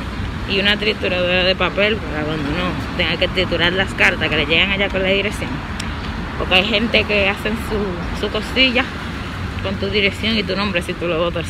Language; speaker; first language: Spanish; native; Spanish